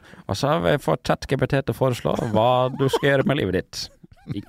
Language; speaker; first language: Norwegian; native; Norwegian